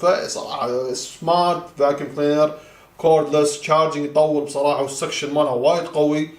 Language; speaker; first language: Arabic; native; Arabic